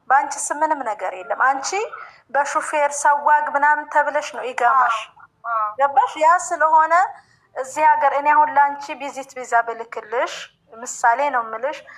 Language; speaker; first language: Amharic; native; Amharic